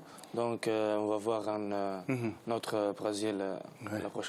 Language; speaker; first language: French; non-native, local second language; Arabic